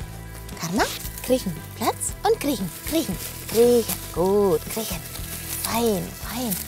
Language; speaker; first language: German; non-native, fluent; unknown